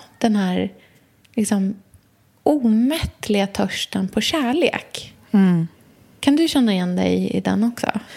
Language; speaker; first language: Swedish; native; Swedish